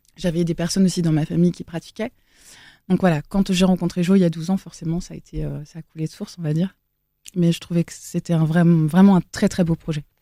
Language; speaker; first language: French; native; French